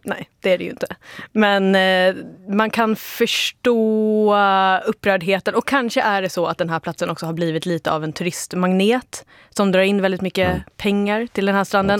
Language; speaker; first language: Swedish; native; Swedish